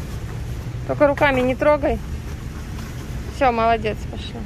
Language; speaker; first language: Russian; native; Russian